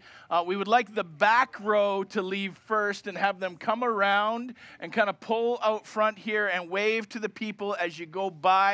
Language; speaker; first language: English; native; English